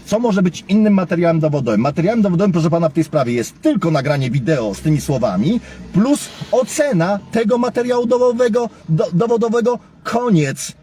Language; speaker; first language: Polish; native; Polish